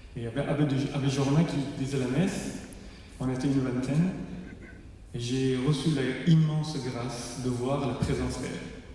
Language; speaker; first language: French; non-native, fluent; Persian